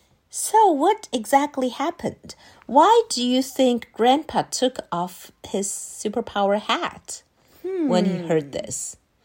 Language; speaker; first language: English; non-native, fluent; Chinese